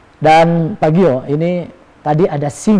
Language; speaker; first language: Indonesian; native; Indonesian